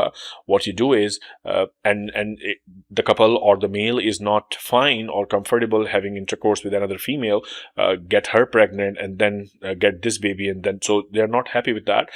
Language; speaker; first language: English; non-native, local second language; Urdu